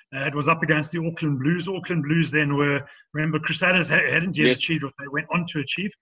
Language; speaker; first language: English; native; English